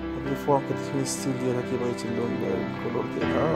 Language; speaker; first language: Arabic; native; Arabic